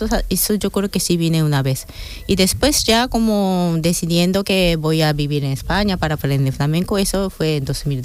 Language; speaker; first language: Spanish; non-native, fluent; Japanese